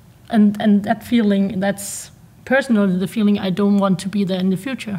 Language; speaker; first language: English; non-native, fluent; Danish